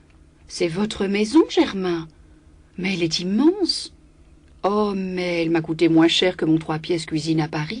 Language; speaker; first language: French; native; French